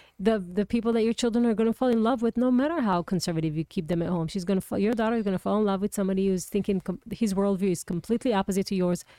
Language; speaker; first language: English; non-native, fluent; Hebrew